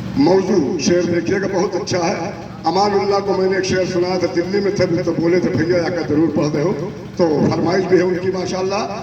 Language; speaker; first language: Urdu; native; Urdu